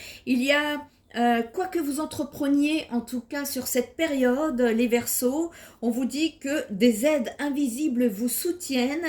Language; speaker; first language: French; native; French